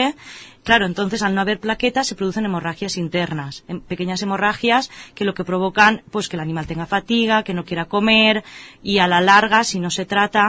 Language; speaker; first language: Spanish; native; Spanish